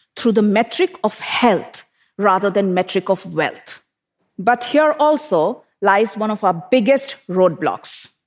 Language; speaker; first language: English; non-native, local second language; Hindi